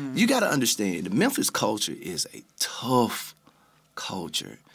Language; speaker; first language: English; native; English